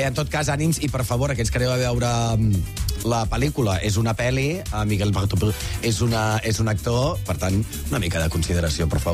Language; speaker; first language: Catalan; native; Catalan